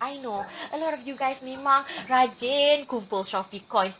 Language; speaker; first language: English; non-native, local second language; Malay